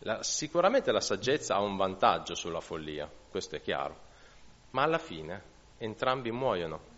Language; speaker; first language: Italian; native; Italian